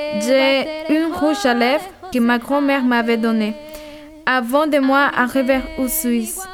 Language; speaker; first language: French; early bilingual, other home language; Spanish